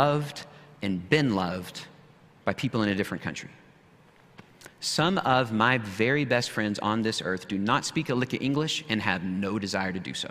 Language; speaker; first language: English; native; English